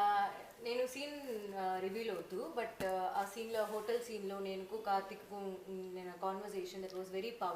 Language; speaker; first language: Telugu; non-native, learner; Tamil